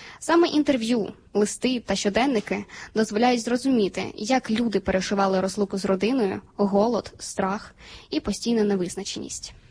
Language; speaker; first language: Ukrainian; native; Ukrainian